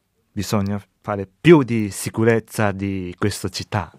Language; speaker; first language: Italian; non-native, learner; Chinese